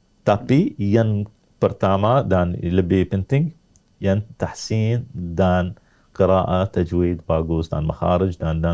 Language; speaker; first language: Indonesian; non-native, learner; Arabic